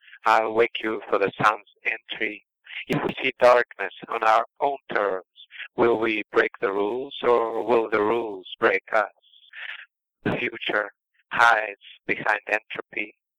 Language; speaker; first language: English; non-native, fluent; Russian